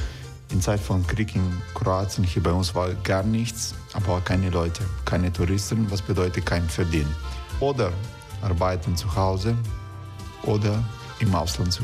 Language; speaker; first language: German; non-native, fluent; Croatian